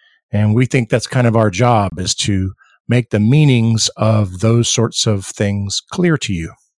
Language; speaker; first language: English; native; English